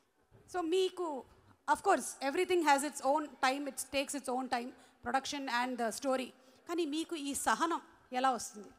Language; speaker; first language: Telugu; native; Telugu